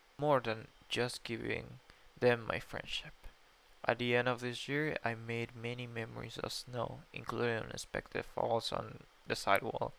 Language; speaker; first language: English; non-native, fluent; Spanish